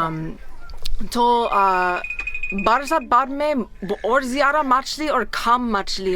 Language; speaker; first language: Hindi; non-native, learner; English